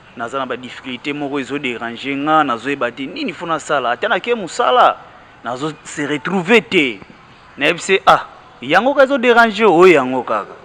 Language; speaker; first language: Lingala; non-native, local second language; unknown